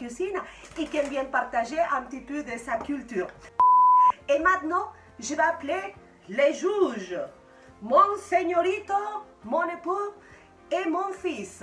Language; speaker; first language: French; non-native, fluent; Spanish